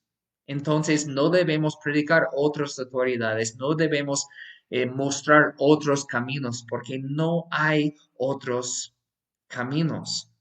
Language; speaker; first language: Spanish; non-native, fluent; English